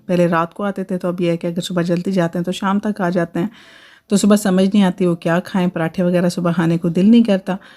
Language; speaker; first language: Urdu; native; Urdu